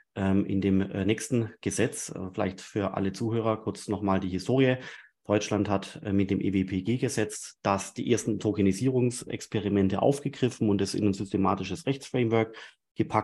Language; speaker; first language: German; native; German